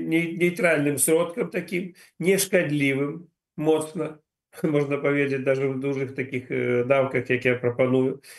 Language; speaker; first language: Polish; non-native, learner; Ukrainian